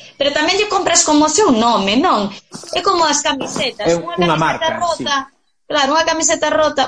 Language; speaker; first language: Galician; native; Galician